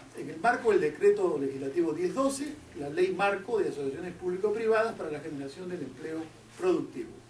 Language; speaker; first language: Spanish; native; Spanish